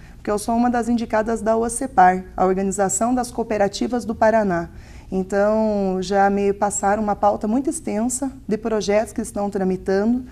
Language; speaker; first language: Portuguese; native; Portuguese